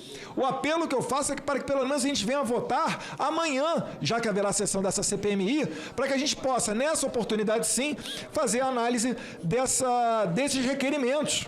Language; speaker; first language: Portuguese; native; Portuguese